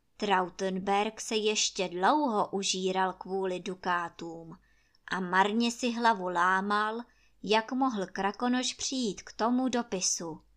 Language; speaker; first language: Czech; native; Czech